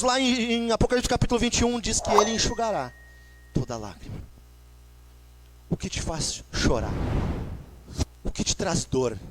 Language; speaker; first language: Portuguese; native; Portuguese